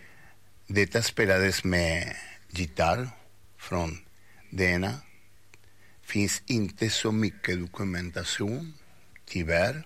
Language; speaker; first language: Swedish; non-native, fluent; Spanish